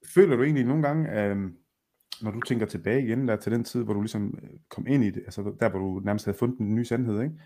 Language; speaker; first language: Danish; native; Danish